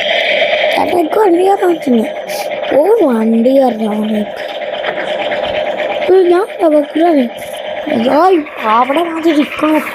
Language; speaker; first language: Malayalam; native; Malayalam